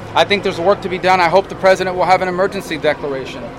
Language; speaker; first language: English; native; English